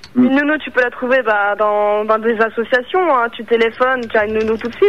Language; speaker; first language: French; native; French